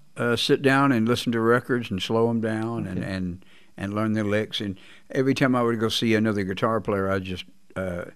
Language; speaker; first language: English; native; English